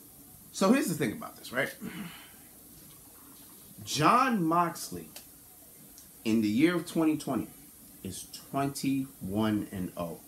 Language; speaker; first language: English; native; English